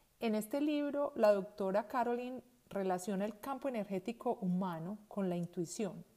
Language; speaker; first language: Spanish; native; Spanish